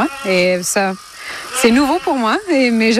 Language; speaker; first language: French; non-native, fluent; German